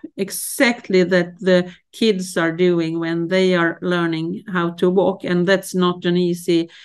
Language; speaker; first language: English; non-native, fluent; Swedish